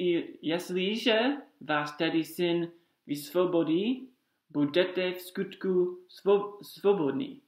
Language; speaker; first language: Czech; non-native, fluent; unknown